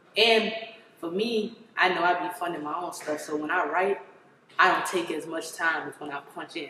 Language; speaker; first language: English; native; English